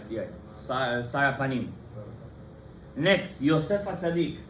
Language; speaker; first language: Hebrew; non-native, fluent; English